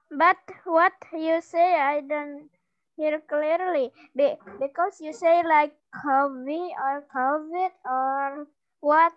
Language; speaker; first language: English; non-native, learner; Indonesian